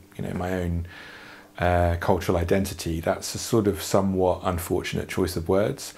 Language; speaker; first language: English; native; English